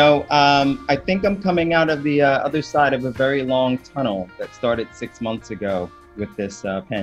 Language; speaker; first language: English; native; English